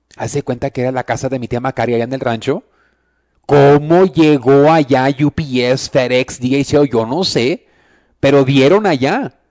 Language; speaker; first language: Spanish; early bilingual, heritage; Spanish